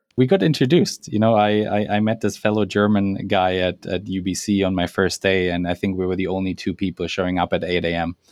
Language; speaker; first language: English; non-native, fluent; German